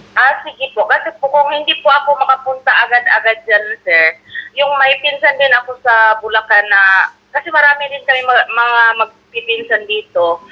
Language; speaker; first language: Filipino; non-native, local second language; Cebuano